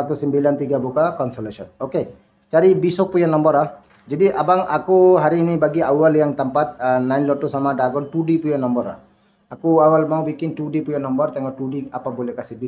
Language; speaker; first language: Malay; non-native, learner; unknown